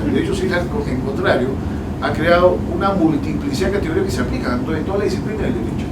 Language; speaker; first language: Spanish; native; Spanish